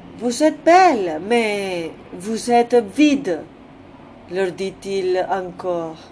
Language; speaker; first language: French; non-native, fluent; Spanish